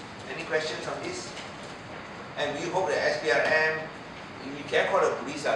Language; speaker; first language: English; non-native, local second language; Min Nan Chinese